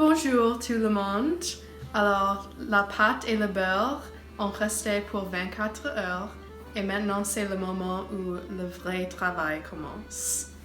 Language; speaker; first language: French; non-native, learner; English